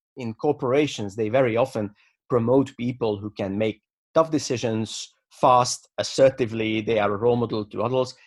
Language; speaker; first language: English; non-native, fluent; Hungarian